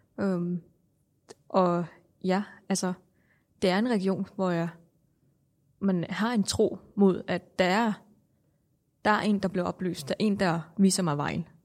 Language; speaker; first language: Danish; non-native, fluent; Thai